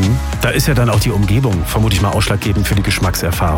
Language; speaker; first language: German; native; German